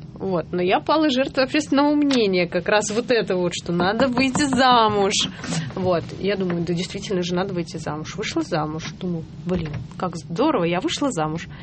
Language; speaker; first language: Russian; native; Russian